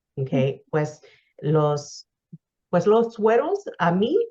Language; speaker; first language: Spanish; early bilingual, heritage; Spanish